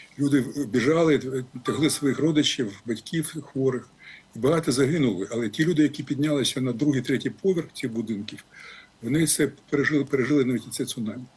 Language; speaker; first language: Ukrainian; native; Ukrainian